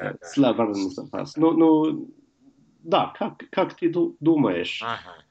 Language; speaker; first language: Russian; non-native, learner; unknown